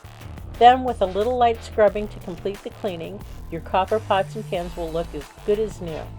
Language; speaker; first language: English; native; English